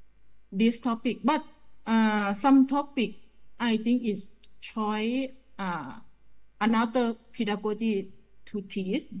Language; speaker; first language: English; non-native, learner; Thai